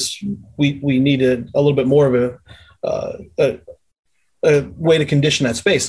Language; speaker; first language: English; native; English